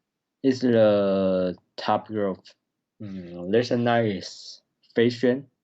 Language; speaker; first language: English; non-native, learner; Chinese